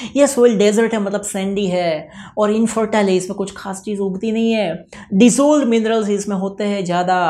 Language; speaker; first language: Hindi; non-native, local second language; Gujarati